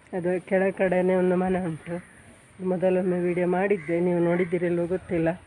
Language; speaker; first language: Kannada; non-native, local second language; Tulu